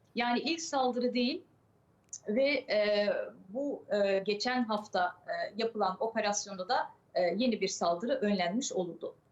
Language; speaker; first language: Turkish; early bilingual, other home language; French